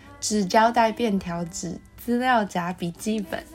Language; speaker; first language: Chinese; native; Chinese